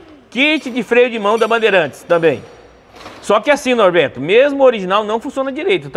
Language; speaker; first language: Portuguese; native; Portuguese